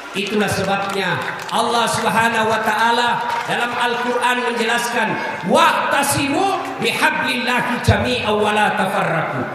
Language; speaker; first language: Indonesian; non-native, local second language; Buginese